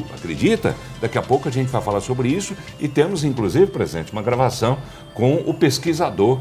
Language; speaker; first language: Portuguese; native; Portuguese